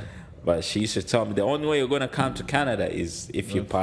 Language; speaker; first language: English; non-native, local second language; Ganda